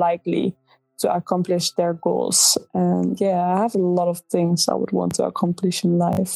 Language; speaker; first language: English; non-native, fluent; Dutch